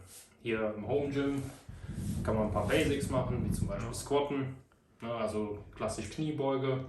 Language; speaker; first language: German; native; German